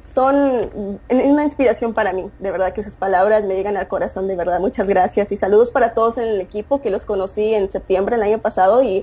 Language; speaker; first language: Spanish; early bilingual, heritage; Spanish